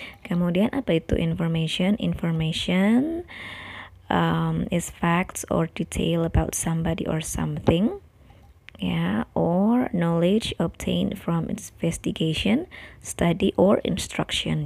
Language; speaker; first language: English; non-native, fluent; Indonesian